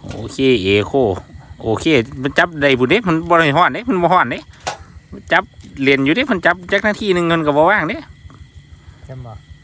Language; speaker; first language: Thai; native; Thai